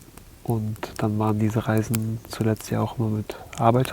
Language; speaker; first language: German; native; German